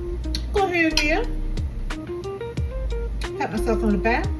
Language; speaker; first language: English; native; English